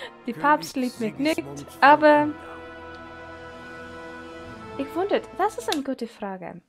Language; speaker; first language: German; non-native, learner; English